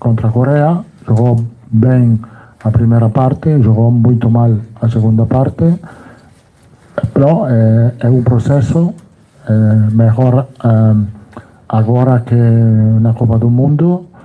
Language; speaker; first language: Portuguese; non-native, learner; Italian